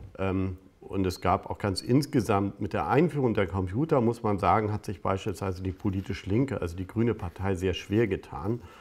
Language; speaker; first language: German; native; German